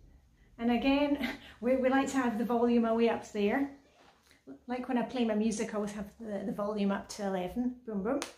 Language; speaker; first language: English; native; English